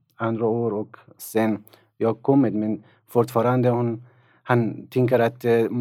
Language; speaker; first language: Swedish; non-native, fluent; Persian